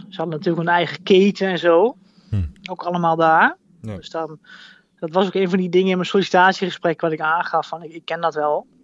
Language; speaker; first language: Dutch; native; Dutch